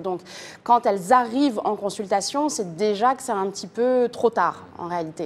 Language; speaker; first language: French; native; French